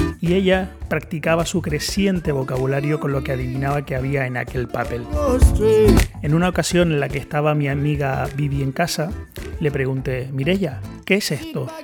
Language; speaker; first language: Spanish; native; Spanish